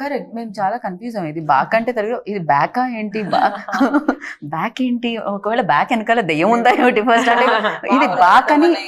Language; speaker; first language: Telugu; native; Telugu